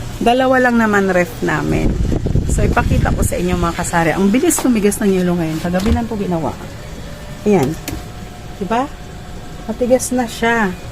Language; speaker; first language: Filipino; non-native, local second language; Cebuano